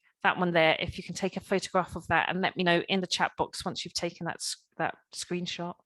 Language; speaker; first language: English; native; English